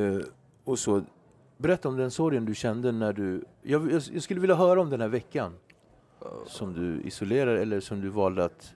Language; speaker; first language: Swedish; native; Swedish